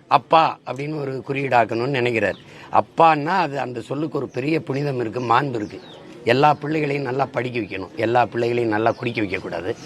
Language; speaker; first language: Tamil; native; Tamil